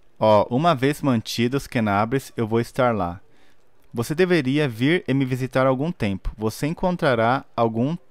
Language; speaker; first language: Portuguese; native; Portuguese